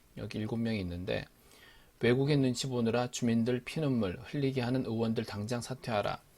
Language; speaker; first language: Korean; native; Korean